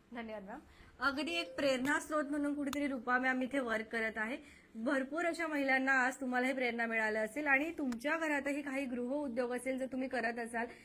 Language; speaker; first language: Marathi; native; Marathi